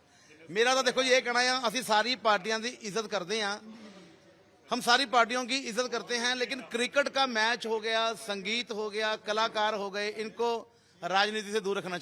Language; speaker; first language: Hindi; non-native, local second language; Punjabi